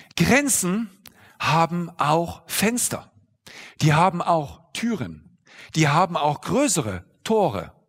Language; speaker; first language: German; native; German